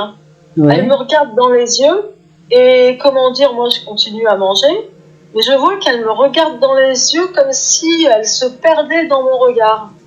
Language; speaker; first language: French; native; French